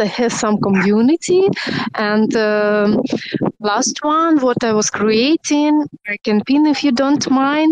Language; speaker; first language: English; non-native, learner; Russian